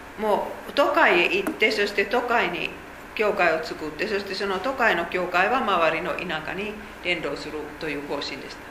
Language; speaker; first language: Japanese; non-native, fluent; Finnish